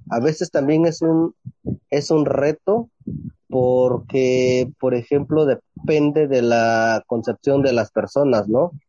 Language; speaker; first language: Spanish; non-native, local second language; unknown